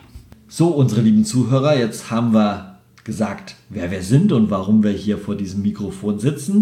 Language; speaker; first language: German; native; German